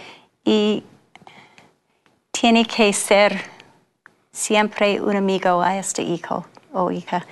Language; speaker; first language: Spanish; non-native, fluent; English